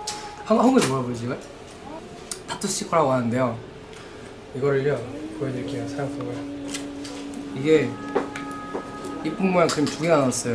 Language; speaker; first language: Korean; early bilingual, heritage; Korean